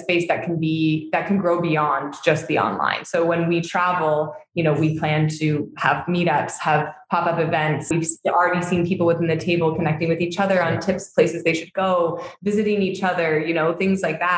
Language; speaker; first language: English; native; English